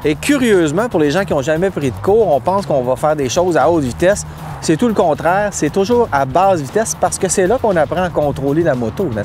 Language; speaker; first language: French; native; French